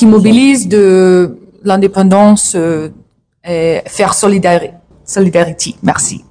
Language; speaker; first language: French; non-native, learner; English